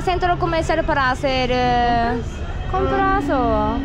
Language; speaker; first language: Spanish; non-native, learner; Japanese